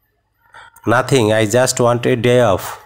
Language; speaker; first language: English; non-native, fluent; Bangla